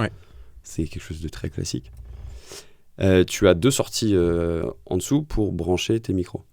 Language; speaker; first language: French; native; French